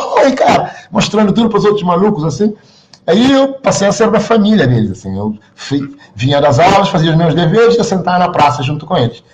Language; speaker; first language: Portuguese; non-native, local second language; Kabuverdianu